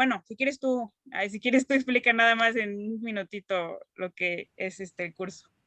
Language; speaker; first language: Spanish; native; Spanish